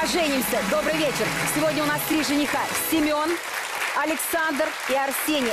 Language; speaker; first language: Russian; native; Russian